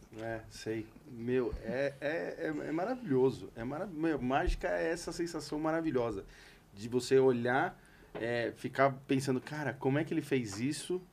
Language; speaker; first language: Portuguese; native; Portuguese